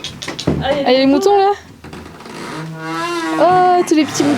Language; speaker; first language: French; native; French